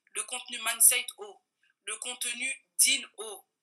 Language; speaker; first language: French; non-native, local second language; Bambara